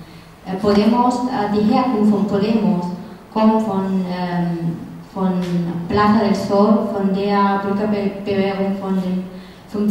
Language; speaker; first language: German; non-native, fluent; Spanish